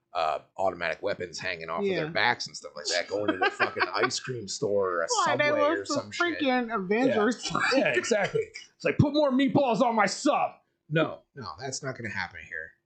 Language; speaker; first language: English; native; English